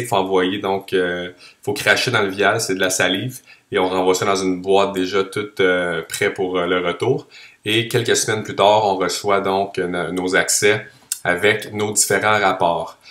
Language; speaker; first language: French; native; French